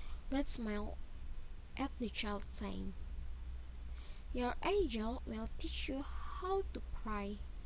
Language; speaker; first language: English; non-native, learner; Indonesian